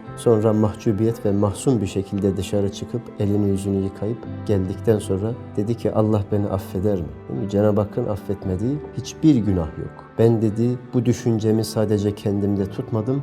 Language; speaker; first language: Turkish; native; Turkish